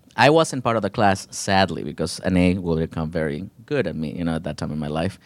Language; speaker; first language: English; early bilingual, other home language; Spanish